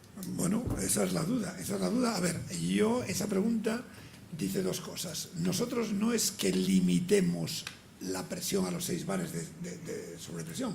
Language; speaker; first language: Spanish; native; Spanish